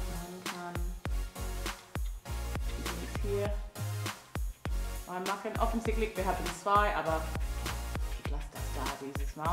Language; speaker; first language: German; non-native, learner; English